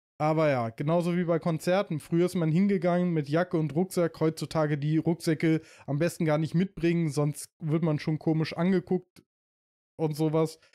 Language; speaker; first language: German; native; German